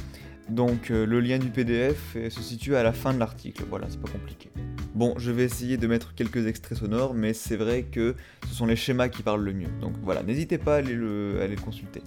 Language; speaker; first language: French; native; French